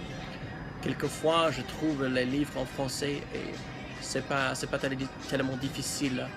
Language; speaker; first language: French; non-native, learner; English